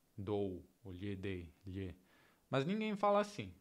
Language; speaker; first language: Portuguese; non-native, fluent; Italian